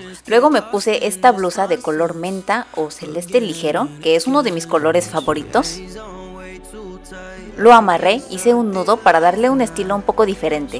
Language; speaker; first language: Spanish; non-native, fluent; Korean